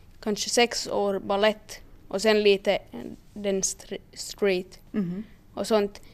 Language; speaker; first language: Swedish; non-native, local second language; Finnish